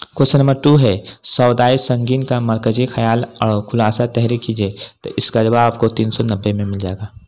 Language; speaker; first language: Urdu; native; Urdu